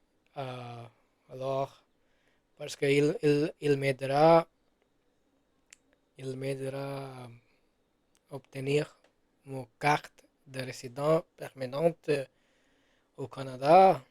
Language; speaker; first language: French; non-native, learner; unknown